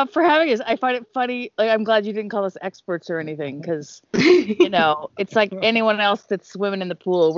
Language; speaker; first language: English; native; English